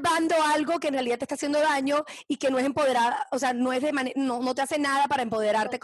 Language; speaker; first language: Spanish; early bilingual, heritage; Spanish